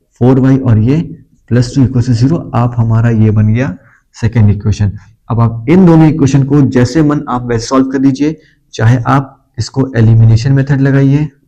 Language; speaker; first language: Hindi; native; Hindi